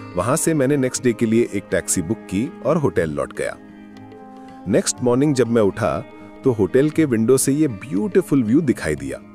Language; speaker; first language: Hindi; non-native, fluent; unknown